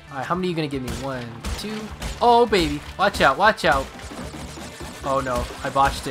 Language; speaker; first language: English; native; English